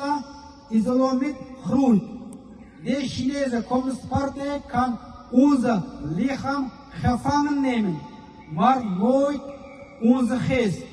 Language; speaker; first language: Dutch; non-native, fluent; Uyghur